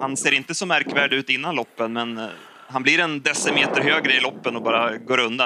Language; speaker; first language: Swedish; native; Swedish